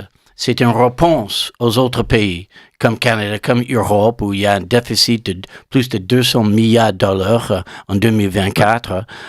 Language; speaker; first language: French; non-native, learner; English